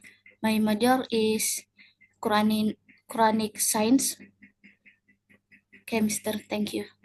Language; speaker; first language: English; non-native, learner; Indonesian